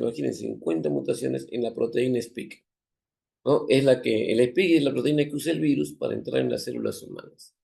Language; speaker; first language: Spanish; native; Spanish